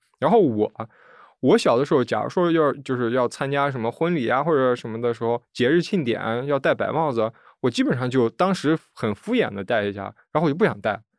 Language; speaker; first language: Chinese; native; Chinese